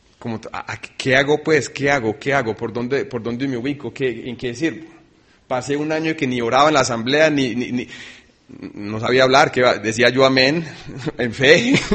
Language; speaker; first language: Spanish; early bilingual, other home language; English